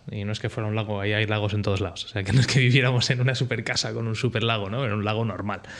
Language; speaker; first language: Spanish; early bilingual, heritage; Spanish